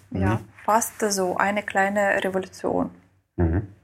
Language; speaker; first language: German; non-native, learner; Ukrainian